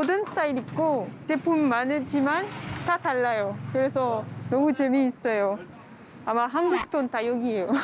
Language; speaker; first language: Korean; non-native, learner; French